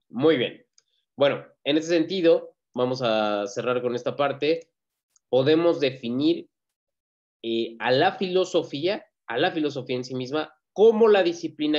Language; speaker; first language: Spanish; native; Spanish